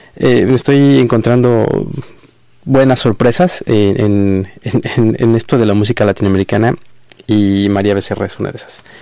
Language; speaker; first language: Spanish; native; Spanish